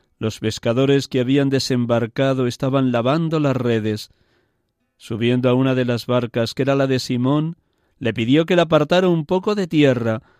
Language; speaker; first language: Spanish; native; Spanish